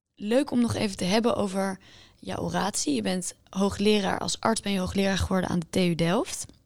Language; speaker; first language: Dutch; native; Dutch